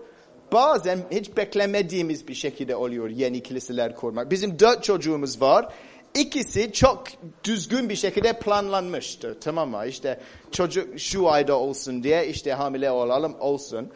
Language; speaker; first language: Turkish; non-native, fluent; English